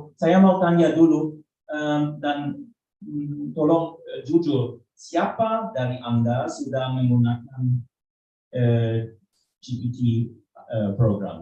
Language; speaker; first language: Indonesian; non-native, learner; German